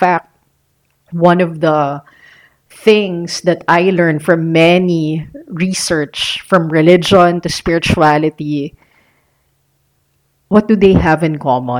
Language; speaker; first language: English; non-native, local second language; Filipino